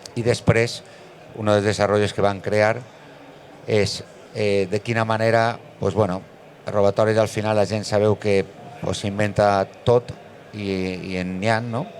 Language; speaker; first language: Catalan; non-native, local second language; Spanish